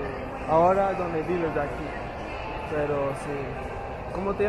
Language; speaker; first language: Spanish; non-native, learner; English